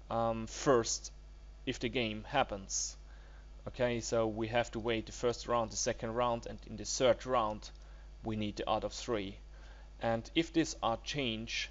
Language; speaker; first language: English; non-native, learner; German